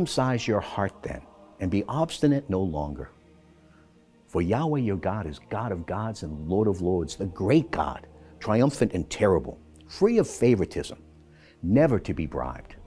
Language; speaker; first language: English; native; English